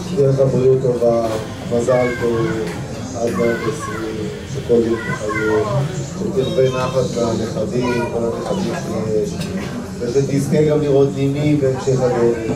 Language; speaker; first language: Hebrew; early bilingual, other home language; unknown